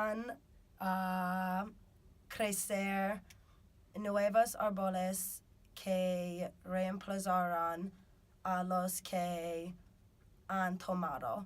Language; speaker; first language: Spanish; non-native, fluent; English